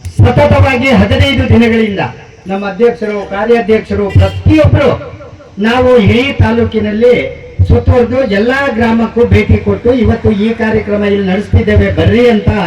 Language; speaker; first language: Kannada; non-native, local second language; Lambadi